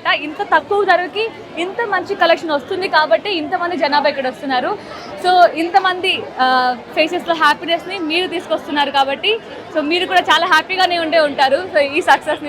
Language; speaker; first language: Telugu; native; Telugu